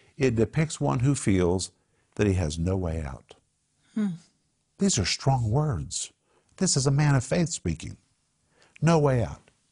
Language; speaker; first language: English; native; English